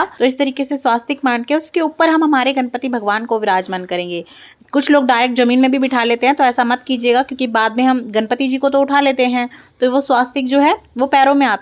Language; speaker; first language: Hindi; native; Hindi